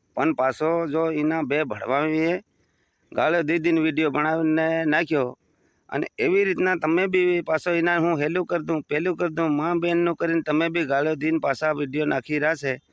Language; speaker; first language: Gujarati; non-native, local second language; Bhili